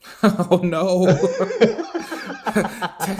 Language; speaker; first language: English; native; English